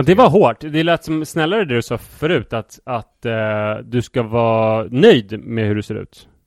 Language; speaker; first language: Swedish; native; Swedish